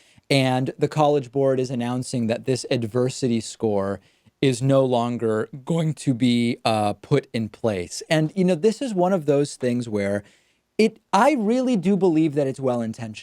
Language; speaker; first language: English; native; English